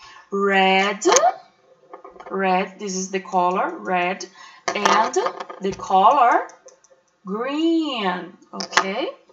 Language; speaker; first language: English; non-native, fluent; Portuguese